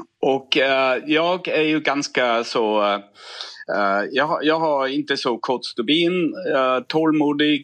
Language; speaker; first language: Swedish; non-native, fluent; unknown